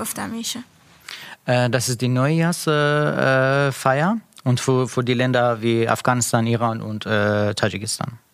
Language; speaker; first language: German; non-native, learner; Persian